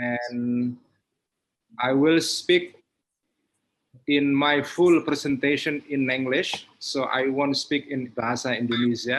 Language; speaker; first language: English; non-native, fluent; Indonesian